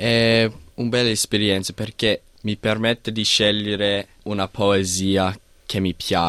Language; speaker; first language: Italian; non-native, learner; English